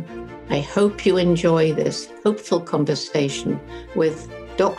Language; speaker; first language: English; native; English